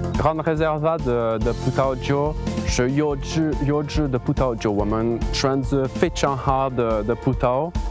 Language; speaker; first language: Chinese; non-native, learner; French